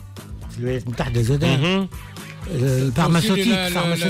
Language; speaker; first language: Arabic; native; Arabic